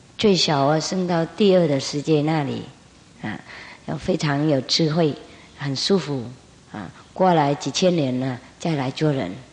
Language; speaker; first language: Chinese; non-native, fluent; Vietnamese